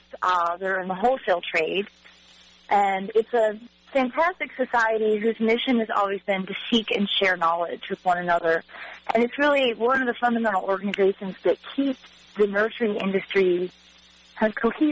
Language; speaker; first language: English; native; English